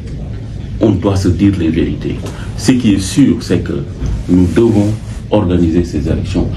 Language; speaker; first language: French; non-native, local second language; Wolof